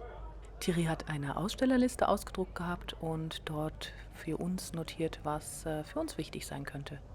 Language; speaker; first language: German; native; German